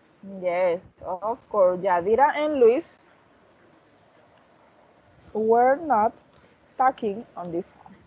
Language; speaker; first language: English; non-native, learner; Spanish